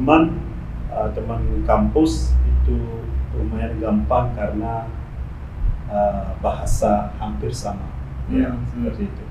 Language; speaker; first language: Indonesian; non-native, fluent; Rundi